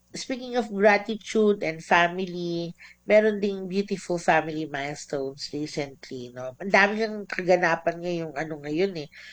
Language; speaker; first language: Filipino; non-native, local second language; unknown